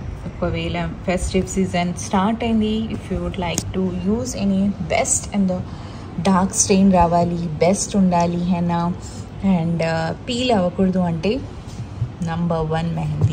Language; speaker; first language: Telugu; non-native, local second language; Urdu